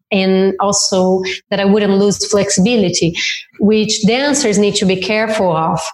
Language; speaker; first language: English; non-native, fluent; Portuguese